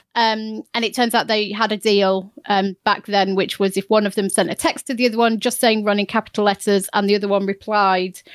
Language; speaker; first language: English; native; English